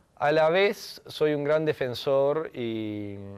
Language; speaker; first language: Spanish; native; Spanish